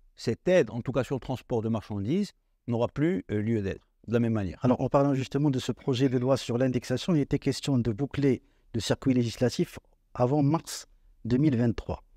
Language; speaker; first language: French; non-native, local second language; Arabic